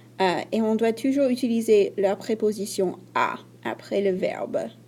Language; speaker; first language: French; non-native, fluent; English